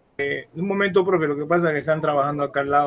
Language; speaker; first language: Spanish; native; Spanish